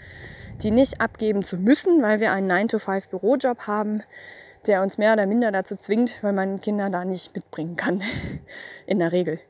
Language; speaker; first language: German; native; German